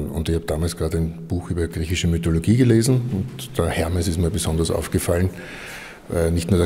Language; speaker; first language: German; native; German